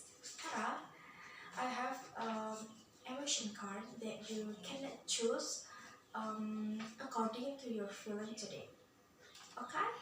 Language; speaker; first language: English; non-native, learner; Indonesian